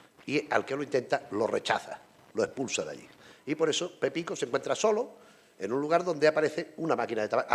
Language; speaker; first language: Spanish; native; Spanish